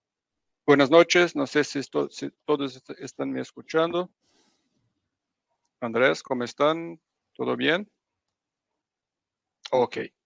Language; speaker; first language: Spanish; non-native, fluent; Portuguese